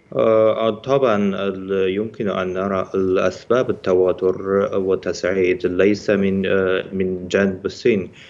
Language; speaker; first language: Arabic; non-native, fluent; Chinese